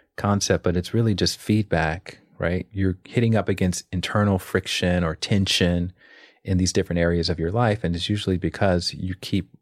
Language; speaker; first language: English; native; English